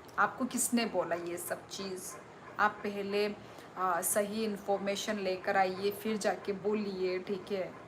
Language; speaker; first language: Hindi; non-native, local second language; Kok Borok